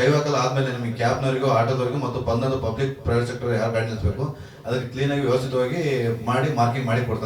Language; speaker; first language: Kannada; native; Kannada